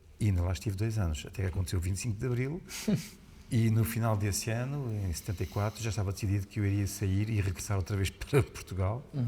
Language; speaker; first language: Portuguese; native; Portuguese